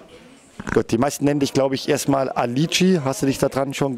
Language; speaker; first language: German; native; German